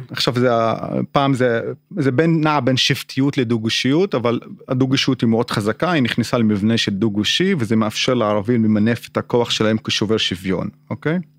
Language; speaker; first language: Hebrew; non-native, local second language; Arabic